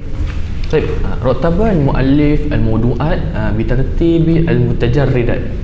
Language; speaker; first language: Arabic; non-native, learner; Malay